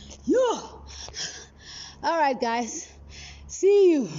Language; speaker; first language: English; non-native, local second language; Northern Sotho